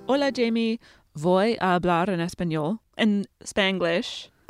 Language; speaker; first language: Spanish; non-native, learner; English